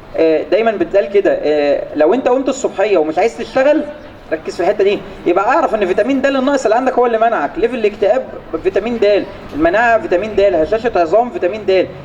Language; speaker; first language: Egyptian Arabic; native; Egyptian Arabic